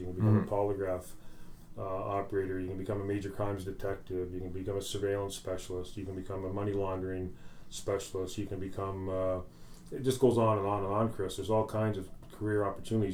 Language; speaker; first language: English; native; English